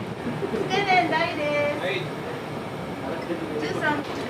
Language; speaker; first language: Japanese; native; Japanese